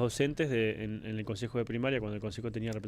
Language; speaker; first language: Spanish; native; Spanish